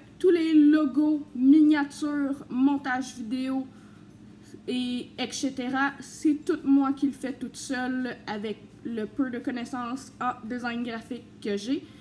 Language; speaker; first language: French; native; French